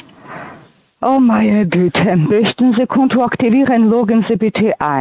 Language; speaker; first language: German; non-native, fluent; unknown